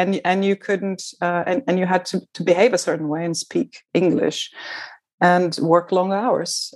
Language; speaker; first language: English; non-native, fluent; Portuguese